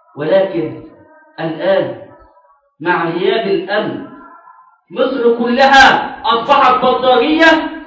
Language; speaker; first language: Arabic; native; Arabic